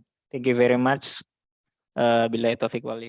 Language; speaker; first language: English; non-native, learner; Indonesian